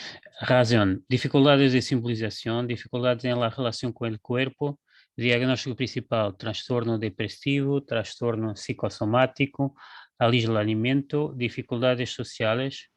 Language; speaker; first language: Spanish; non-native, learner; Portuguese